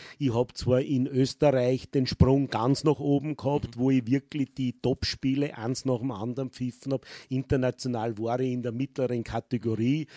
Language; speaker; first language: German; native; German